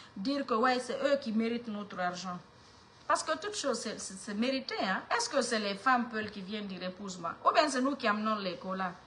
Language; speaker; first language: French; non-native, local second language; Mandingo